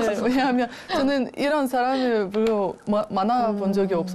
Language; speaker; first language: Korean; non-native, learner; Russian